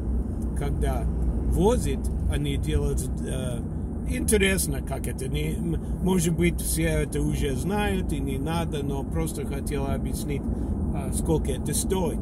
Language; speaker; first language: Russian; non-native, learner; English